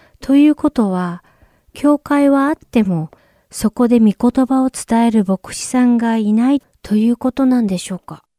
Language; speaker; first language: Japanese; native; Japanese